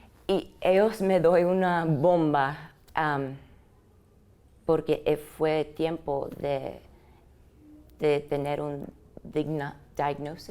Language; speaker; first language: Spanish; early bilingual, heritage; English